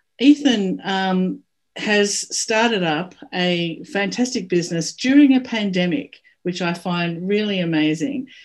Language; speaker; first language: English; native; English